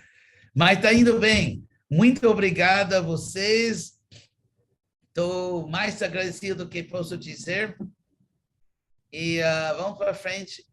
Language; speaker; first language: Portuguese; non-native, fluent; English